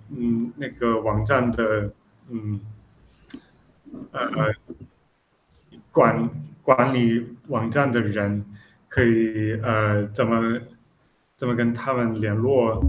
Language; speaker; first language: Chinese; non-native, learner; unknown